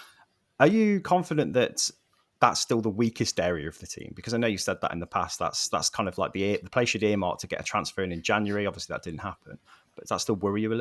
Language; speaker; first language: English; native; English